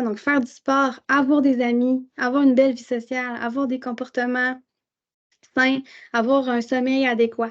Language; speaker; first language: French; native; French